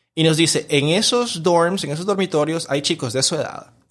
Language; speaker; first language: Spanish; native; Spanish